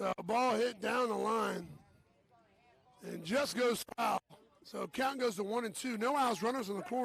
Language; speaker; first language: English; native; English